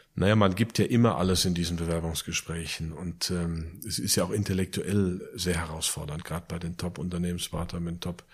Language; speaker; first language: German; native; German